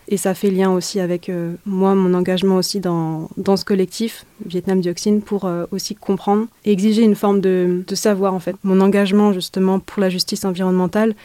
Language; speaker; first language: French; native; French